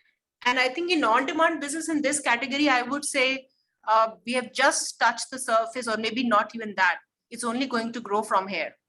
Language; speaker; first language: English; non-native, local second language; Hindi